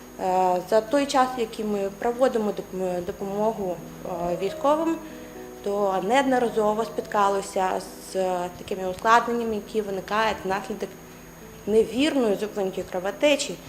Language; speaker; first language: Ukrainian; native; Ukrainian